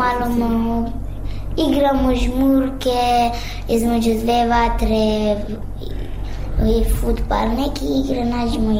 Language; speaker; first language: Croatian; non-native, learner; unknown